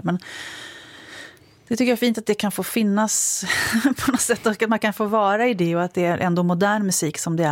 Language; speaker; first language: Swedish; native; Swedish